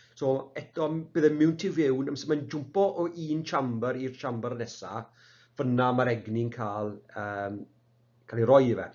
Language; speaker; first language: Welsh; native; Welsh